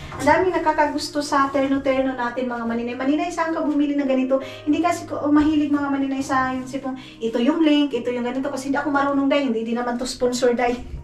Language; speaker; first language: Filipino; non-native, local second language; Cebuano